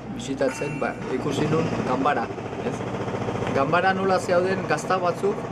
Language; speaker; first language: Basque; native; Basque